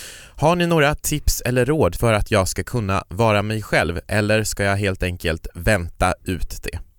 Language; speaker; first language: Swedish; native; Swedish